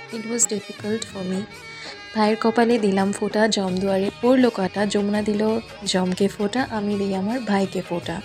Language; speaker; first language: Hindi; non-native, local second language; Bangla